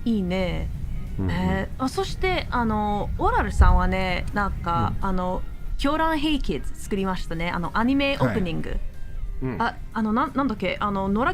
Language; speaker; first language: Japanese; non-native, learner; English